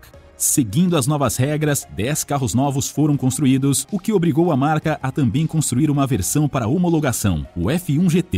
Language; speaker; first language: Portuguese; native; Portuguese